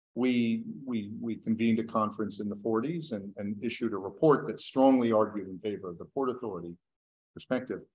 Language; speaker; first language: English; native; English